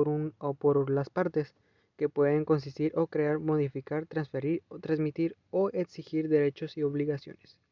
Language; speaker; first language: Spanish; native; Spanish